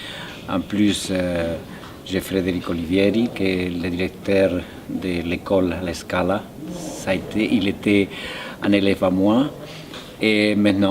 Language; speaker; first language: French; non-native, fluent; Spanish